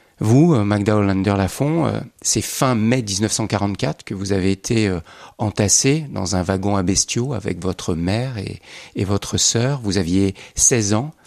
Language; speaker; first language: French; native; French